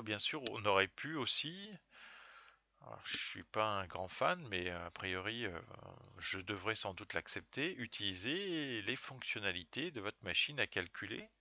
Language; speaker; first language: French; native; French